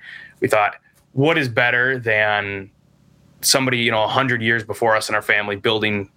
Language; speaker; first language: English; native; English